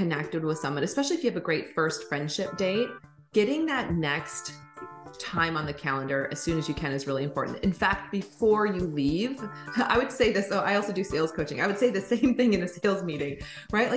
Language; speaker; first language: English; native; English